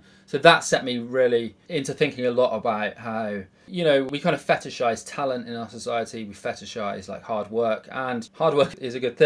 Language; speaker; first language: English; native; English